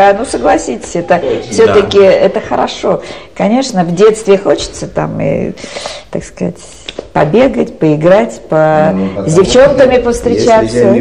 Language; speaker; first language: Russian; native; Russian